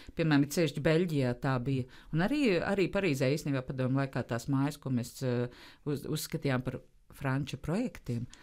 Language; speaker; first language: Latvian; native; Latvian